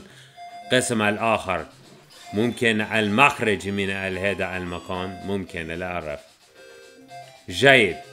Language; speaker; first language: Arabic; non-native, learner; English